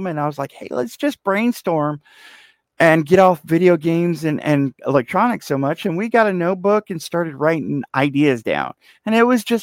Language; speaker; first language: English; native; English